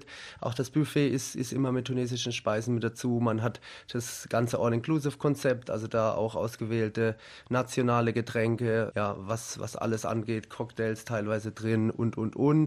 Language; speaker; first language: German; native; German